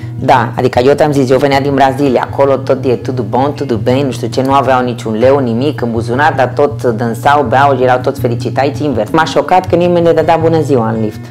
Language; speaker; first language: Romanian; non-native, fluent; Spanish